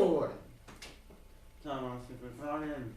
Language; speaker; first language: Slovenian; early bilingual, other home language; Polish